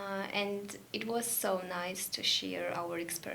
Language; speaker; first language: English; non-native, learner; Georgian